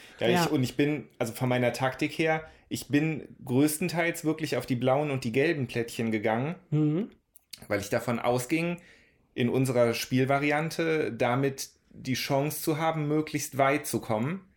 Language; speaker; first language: German; native; German